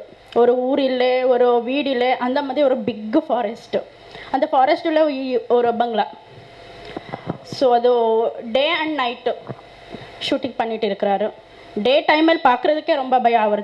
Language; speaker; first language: Tamil; non-native, learner; Kannada